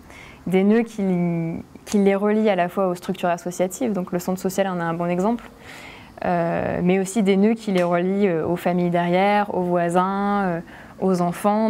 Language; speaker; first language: French; native; French